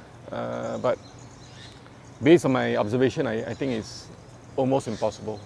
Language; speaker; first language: English; non-native, local second language; Chinese